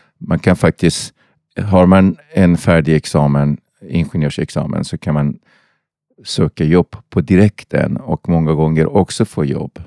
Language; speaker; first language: Swedish; non-native, fluent; Persian